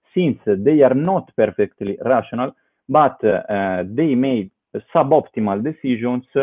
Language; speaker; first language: English; non-native, fluent; Italian